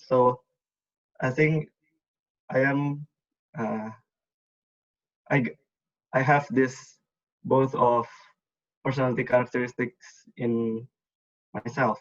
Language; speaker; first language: English; non-native, learner; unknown